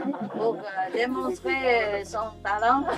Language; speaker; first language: French; non-native, learner; Vietnamese